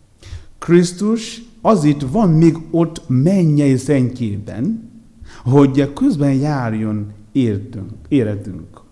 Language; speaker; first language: Hungarian; non-native, fluent; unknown